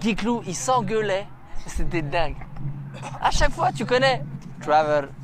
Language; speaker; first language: French; native; French